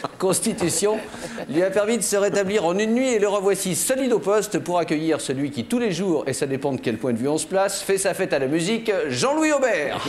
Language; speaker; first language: French; native; French